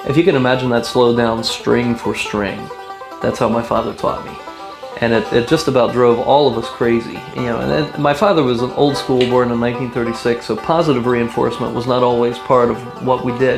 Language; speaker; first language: English; native; English